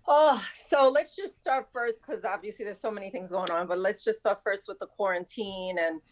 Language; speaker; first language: English; native; English